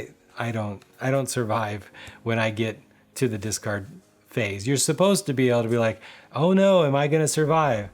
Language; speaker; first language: English; native; English